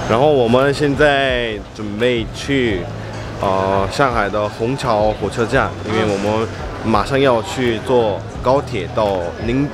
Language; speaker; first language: Chinese; non-native, fluent; Korean